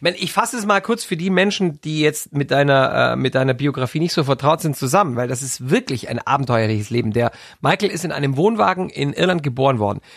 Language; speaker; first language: German; native; German